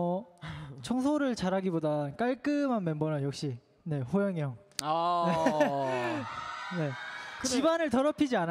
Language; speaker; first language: Korean; native; Korean